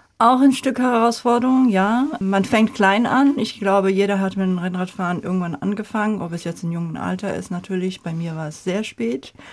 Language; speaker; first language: German; non-native, fluent; Korean